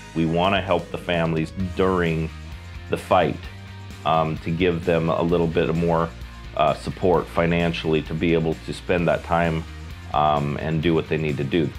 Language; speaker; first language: English; native; English